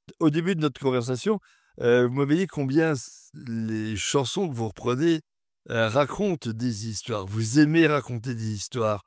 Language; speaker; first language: French; native; French